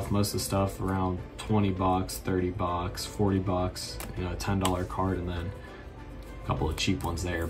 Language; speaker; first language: English; native; English